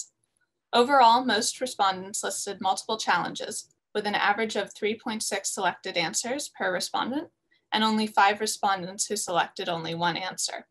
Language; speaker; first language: English; native; English